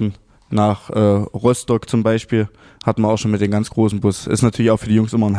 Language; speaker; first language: German; native; German